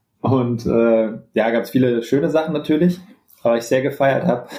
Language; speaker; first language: German; native; German